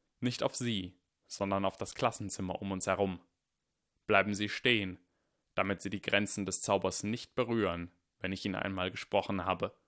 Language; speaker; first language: German; native; German